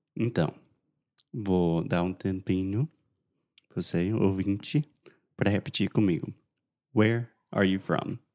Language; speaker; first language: Portuguese; non-native, fluent; English